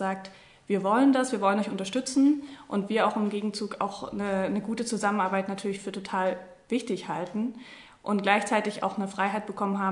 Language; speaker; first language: German; native; German